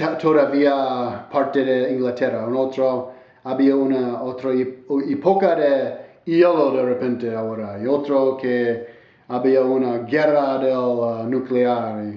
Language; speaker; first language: Spanish; non-native, learner; English